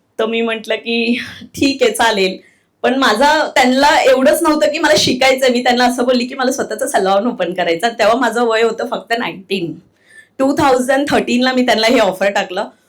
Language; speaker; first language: Marathi; non-native, local second language; Telugu